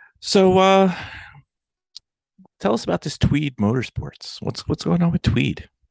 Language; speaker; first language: English; native; English